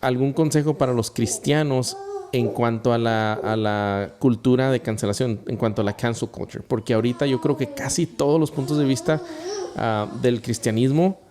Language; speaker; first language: Spanish; early bilingual, other home language; English